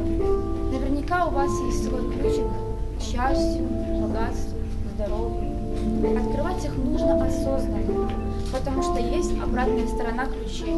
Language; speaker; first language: Russian; native; Russian